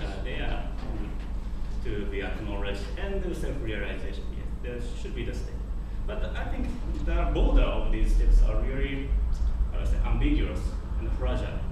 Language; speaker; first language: English; non-native, fluent; Japanese